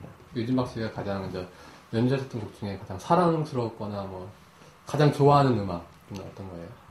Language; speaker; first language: Korean; native; Korean